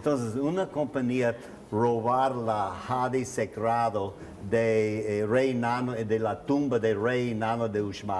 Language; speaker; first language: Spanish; non-native, learner; English